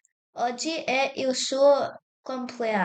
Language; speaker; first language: Italian; non-native, learner; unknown